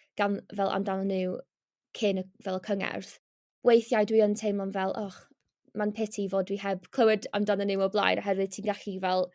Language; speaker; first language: Welsh; non-native, local second language; English